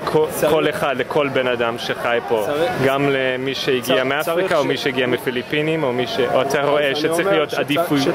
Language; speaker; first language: Hebrew; non-native, fluent; English